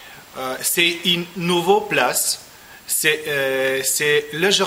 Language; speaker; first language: French; non-native, learner; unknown